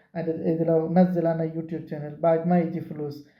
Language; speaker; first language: Arabic; non-native, learner; Bangla